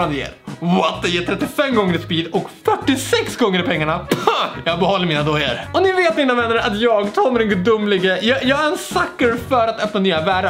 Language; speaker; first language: Swedish; native; Swedish